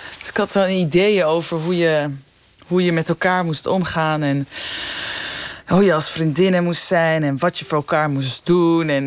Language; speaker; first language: Dutch; early bilingual, other home language; Persian